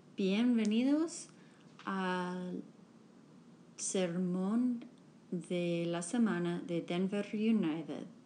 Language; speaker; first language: Spanish; non-native, learner; English